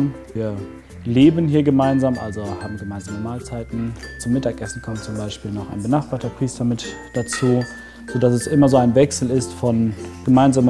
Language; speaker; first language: German; native; German